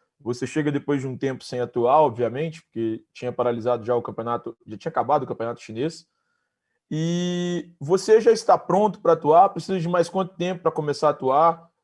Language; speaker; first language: Portuguese; native; Portuguese